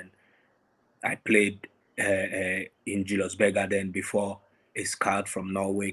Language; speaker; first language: English; non-native, local second language; Yoruba